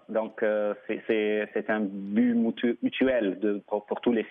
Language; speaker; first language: French; non-native, fluent; Arabic